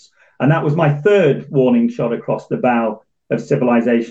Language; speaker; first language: English; native; English